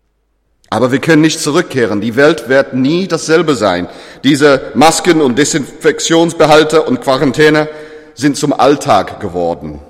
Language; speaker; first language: German; non-native, fluent; English